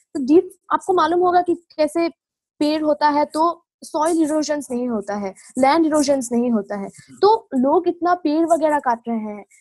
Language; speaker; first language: Hindi; non-native, local second language; Assamese